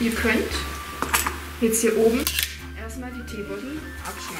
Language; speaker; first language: German; native; German